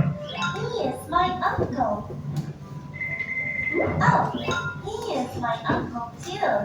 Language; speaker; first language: English; non-native, learner; Indonesian